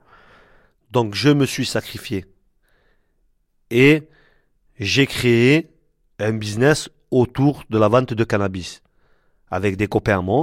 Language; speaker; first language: French; native; French